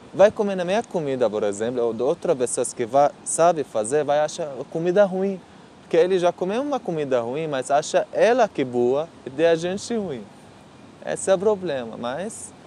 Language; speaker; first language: Portuguese; non-native, learner; Arabic